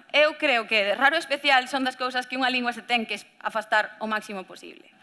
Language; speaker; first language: Galician; native; Galician